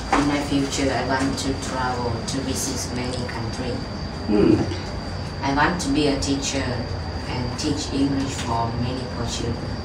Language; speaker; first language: English; non-native, learner; Hmong